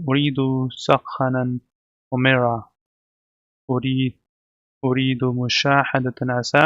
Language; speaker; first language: Arabic; non-native, learner; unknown